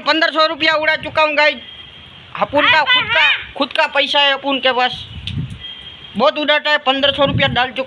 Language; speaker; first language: Hindi; non-native, local second language; Gujarati